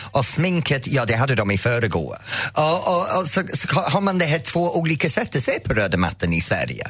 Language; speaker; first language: Swedish; non-native, fluent; English